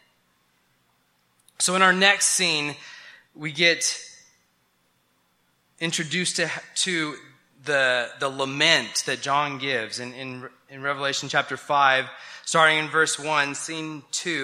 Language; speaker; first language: English; native; English